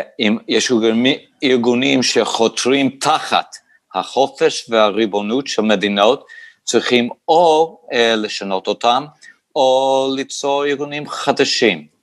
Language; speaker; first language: Hebrew; non-native, fluent; English